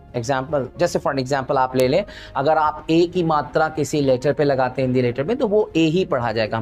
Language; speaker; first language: Hindi; native; Hindi